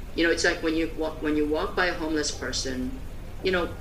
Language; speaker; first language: English; early bilingual, other home language; Korean